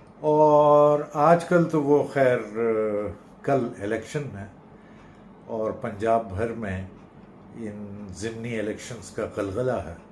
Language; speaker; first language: Urdu; non-native, local second language; Punjabi